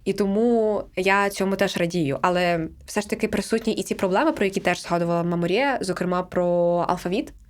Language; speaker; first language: Ukrainian; native; Ukrainian